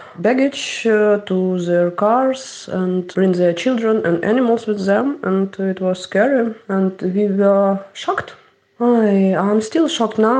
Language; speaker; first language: English; non-native, learner; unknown